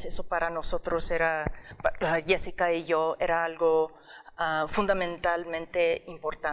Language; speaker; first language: Spanish; early bilingual, heritage; English